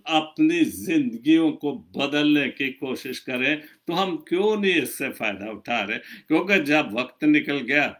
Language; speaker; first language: Urdu; non-native, local second language; Punjabi